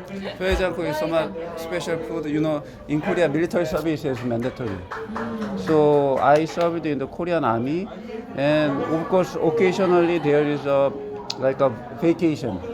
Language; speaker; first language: English; non-native, fluent; Korean